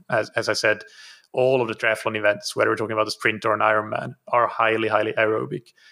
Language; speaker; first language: English; non-native, fluent; Finnish